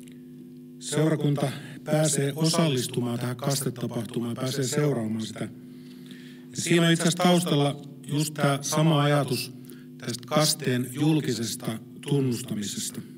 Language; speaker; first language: Finnish; native; Finnish